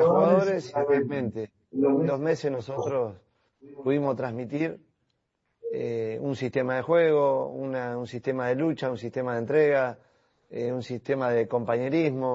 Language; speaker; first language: Spanish; native; Spanish